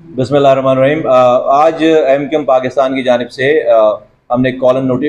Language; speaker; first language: Urdu; native; Urdu